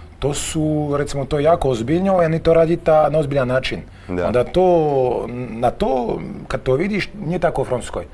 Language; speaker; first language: Croatian; non-native, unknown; French